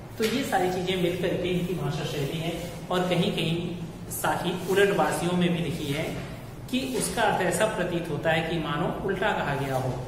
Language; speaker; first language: Hindi; native; Hindi